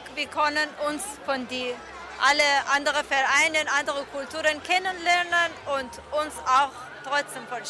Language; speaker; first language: German; non-native, learner; Persian